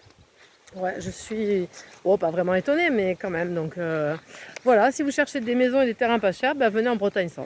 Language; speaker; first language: French; native; French